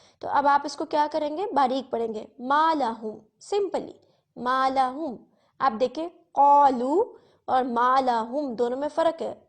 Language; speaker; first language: Urdu; native; Urdu